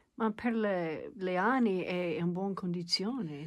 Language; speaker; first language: Italian; non-native, learner; English